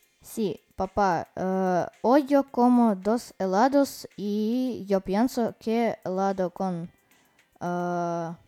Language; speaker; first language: Spanish; non-native, learner; Russian